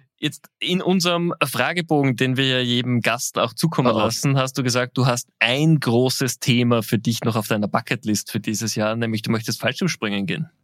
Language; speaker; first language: German; native; German